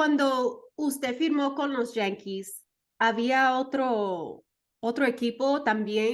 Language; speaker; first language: Spanish; early bilingual, heritage; Spanish